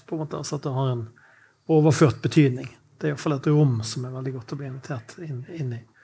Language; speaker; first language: Norwegian; native; Norwegian